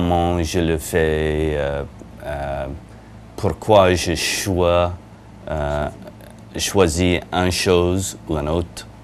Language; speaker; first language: French; non-native, learner; English